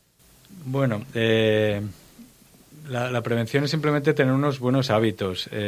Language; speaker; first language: Spanish; native; Spanish